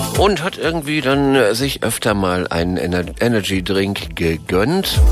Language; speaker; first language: German; native; German